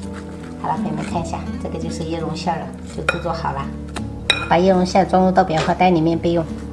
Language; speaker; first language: Chinese; native; Chinese